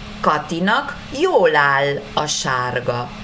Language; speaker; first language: Hungarian; non-native, fluent; Spanish